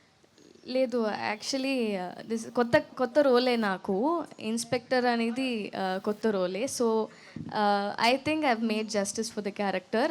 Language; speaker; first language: Telugu; non-native, learner; Tamil